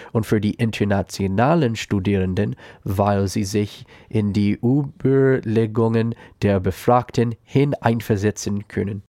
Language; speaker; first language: German; non-native, learner; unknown